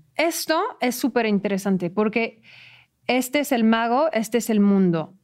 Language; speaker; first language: Spanish; non-native, fluent; French